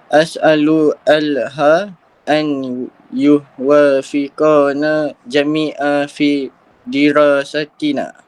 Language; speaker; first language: Arabic; non-native, learner; Malay